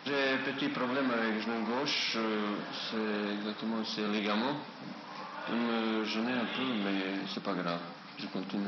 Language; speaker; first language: French; non-native, learner; Bosnian